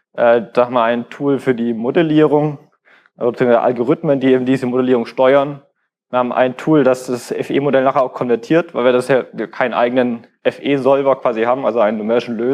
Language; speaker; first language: German; native; German